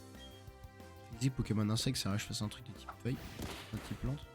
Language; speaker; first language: French; native; French